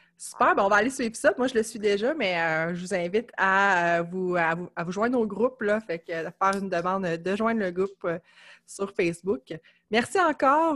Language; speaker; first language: French; native; French